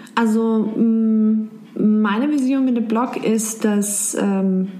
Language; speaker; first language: German; non-native, fluent; Serbian